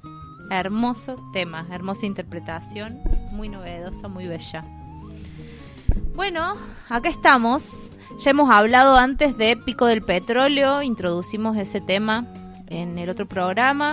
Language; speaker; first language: Spanish; native; Spanish